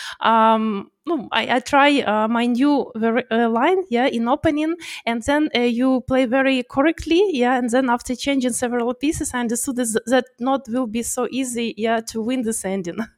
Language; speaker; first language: English; non-native, learner; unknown